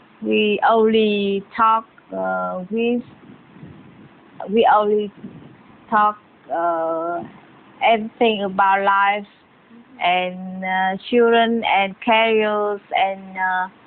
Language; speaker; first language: English; non-native, learner; Vietnamese